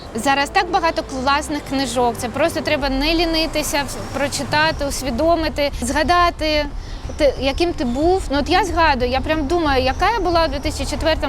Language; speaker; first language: Ukrainian; non-native, local second language; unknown